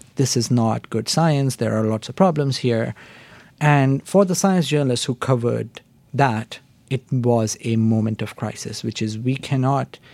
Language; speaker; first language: English; non-native, local second language; Hindi